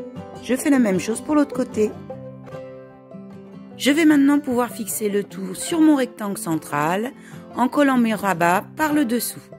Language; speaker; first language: French; native; French